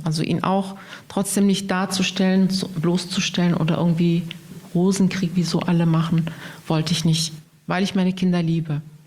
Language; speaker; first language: German; non-native, fluent; Arabic